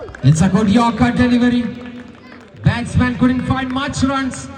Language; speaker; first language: English; non-native, local second language; Malayalam